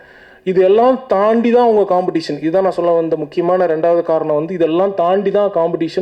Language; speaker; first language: Tamil; native; Tamil